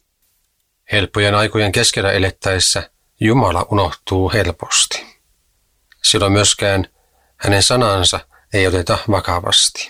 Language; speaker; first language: Finnish; native; Finnish